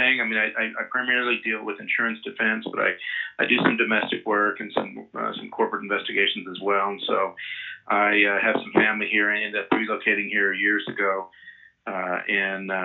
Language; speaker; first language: English; native; English